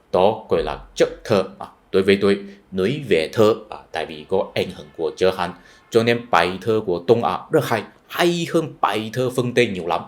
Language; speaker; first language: Vietnamese; non-native, fluent; Chinese